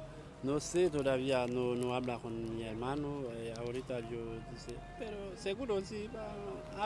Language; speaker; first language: Spanish; non-native, learner; Haitian Creole